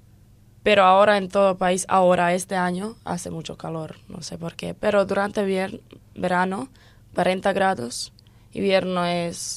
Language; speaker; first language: Spanish; non-native, learner; Croatian